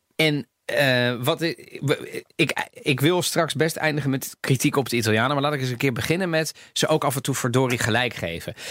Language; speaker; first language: Dutch; native; Dutch